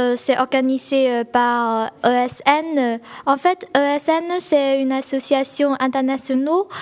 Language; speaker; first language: French; non-native, fluent; Chinese